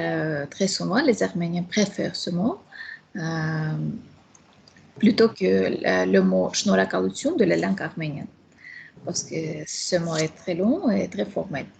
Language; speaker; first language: French; non-native, fluent; Armenian